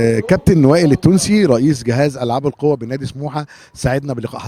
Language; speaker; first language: Arabic; native; Arabic